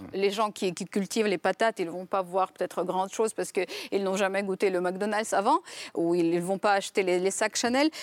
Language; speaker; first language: French; non-native, fluent; Ukrainian